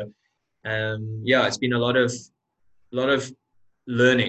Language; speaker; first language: English; native; English